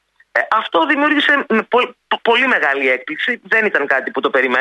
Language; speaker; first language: Greek; native; Greek